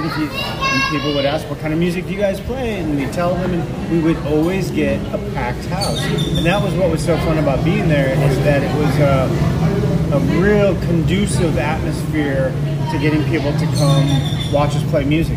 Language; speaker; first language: English; native; English